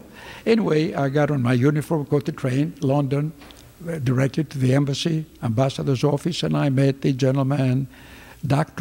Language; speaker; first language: English; non-native, fluent; Greek